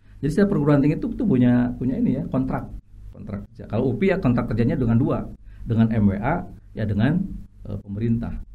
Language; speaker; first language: Indonesian; native; Indonesian